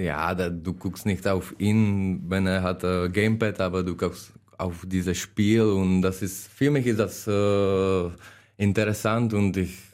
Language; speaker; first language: German; non-native, learner; Czech